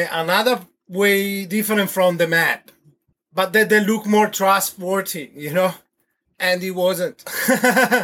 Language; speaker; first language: English; non-native, fluent; Italian